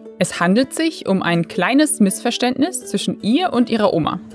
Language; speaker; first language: German; native; German